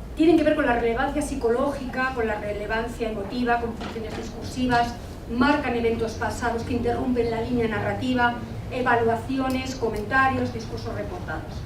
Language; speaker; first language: Spanish; native; Spanish